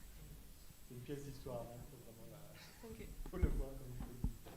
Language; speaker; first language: French; native; French